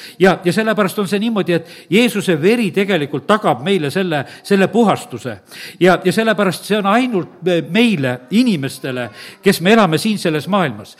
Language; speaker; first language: Estonian; native; Estonian